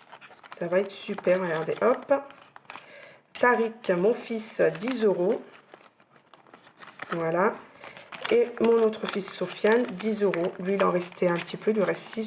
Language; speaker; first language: French; native; French